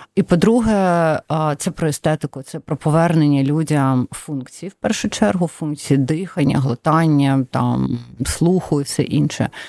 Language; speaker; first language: Ukrainian; non-native, local second language; Russian